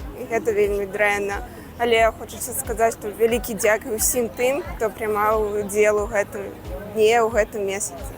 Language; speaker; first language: Belarusian; non-native, local second language; Russian